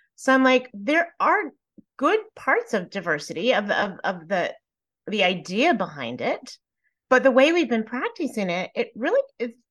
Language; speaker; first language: English; native; English